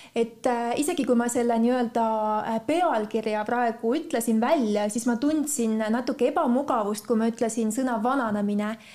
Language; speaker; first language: Estonian; native; Estonian